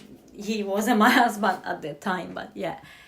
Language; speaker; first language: English; non-native, fluent; Italian